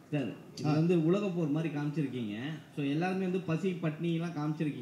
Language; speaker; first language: Tamil; native; Tamil